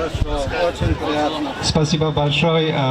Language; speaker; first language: Russian; non-native, learner; French